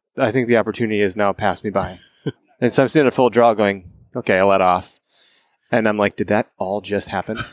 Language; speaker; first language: English; native; English